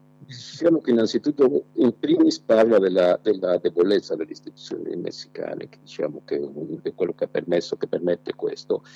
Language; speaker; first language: Italian; non-native, fluent; Spanish